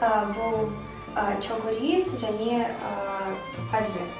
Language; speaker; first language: Kazakh; non-native, local second language; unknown